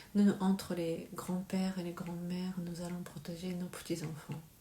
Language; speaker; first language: French; non-native, learner; Japanese